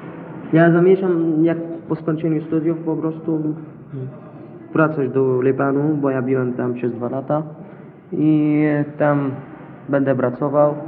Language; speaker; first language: Polish; non-native, learner; Arabic